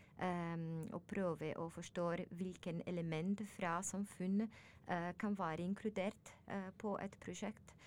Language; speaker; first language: Norwegian; non-native, learner; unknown